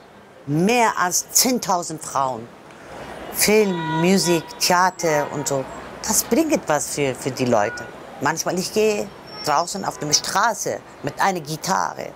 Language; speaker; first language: German; non-native, learner; Persian